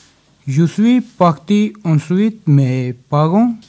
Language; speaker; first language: French; non-native, learner; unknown